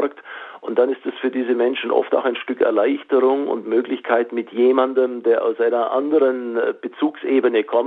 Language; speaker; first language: German; native; German